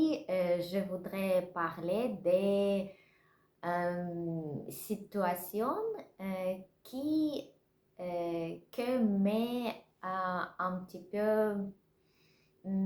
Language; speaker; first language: French; non-native, learner; Russian